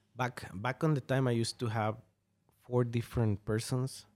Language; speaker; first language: English; non-native, fluent; Spanish